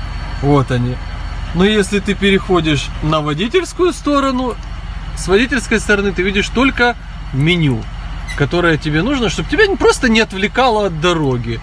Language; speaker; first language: Russian; native; Russian